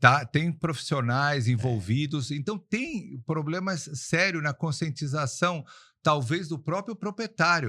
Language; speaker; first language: Portuguese; native; Portuguese